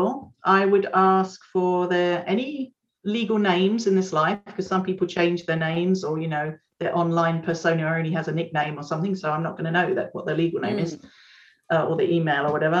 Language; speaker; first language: English; native; English